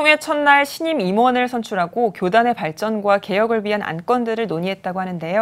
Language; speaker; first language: Korean; native; Korean